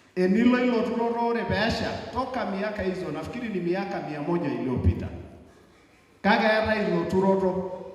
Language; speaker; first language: Swahili; non-native, local second language; Masai